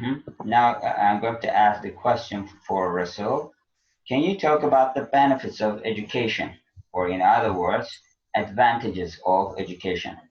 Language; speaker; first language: English; non-native, fluent; Azerbaijani